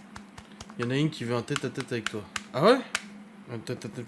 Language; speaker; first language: French; native; French